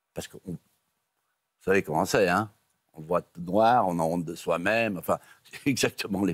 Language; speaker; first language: French; native; French